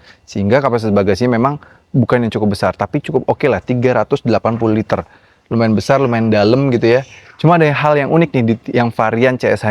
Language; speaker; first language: Indonesian; native; Indonesian